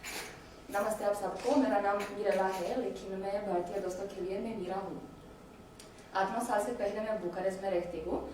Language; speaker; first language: Hindi; non-native, learner; Romanian